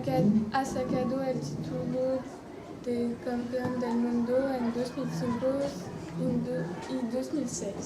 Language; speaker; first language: Spanish; non-native, learner; French